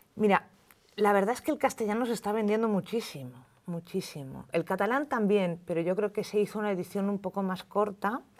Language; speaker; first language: Spanish; native; Spanish